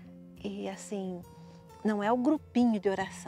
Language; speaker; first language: Portuguese; native; Portuguese